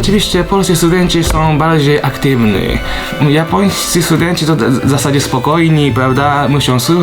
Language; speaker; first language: Polish; non-native, fluent; Japanese